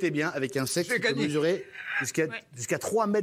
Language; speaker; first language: French; native; French